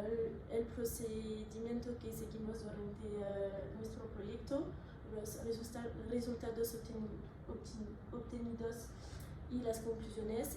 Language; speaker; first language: Spanish; non-native, learner; French